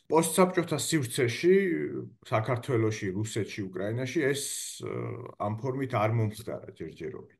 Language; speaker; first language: Georgian; native; Georgian